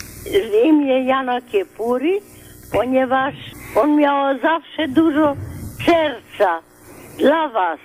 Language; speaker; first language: Polish; non-native, learner; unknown